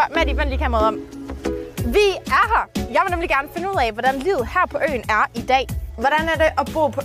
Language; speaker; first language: Danish; native; Danish